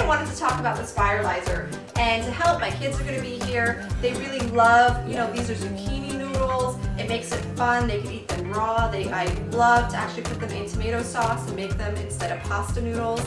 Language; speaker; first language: English; native; English